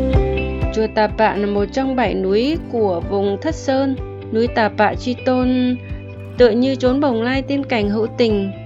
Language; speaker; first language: Vietnamese; native; Vietnamese